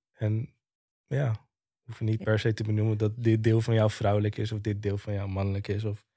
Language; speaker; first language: Dutch; early bilingual, other home language; Turkish